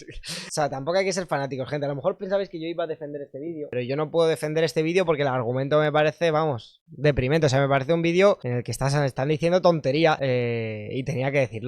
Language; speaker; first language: Spanish; native; Spanish